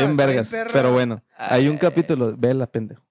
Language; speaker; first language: Spanish; native; Spanish